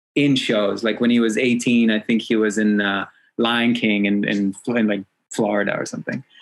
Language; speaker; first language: English; early bilingual, other home language; Hebrew